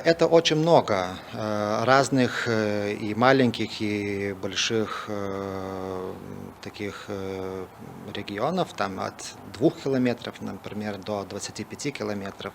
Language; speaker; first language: Russian; non-native, fluent; Lithuanian